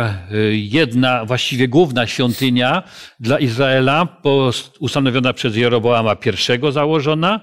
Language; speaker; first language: Polish; native; Polish